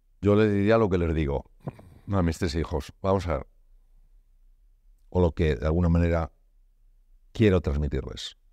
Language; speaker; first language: Spanish; native; Spanish